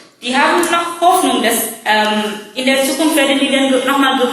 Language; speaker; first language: German; non-native, learner; Indonesian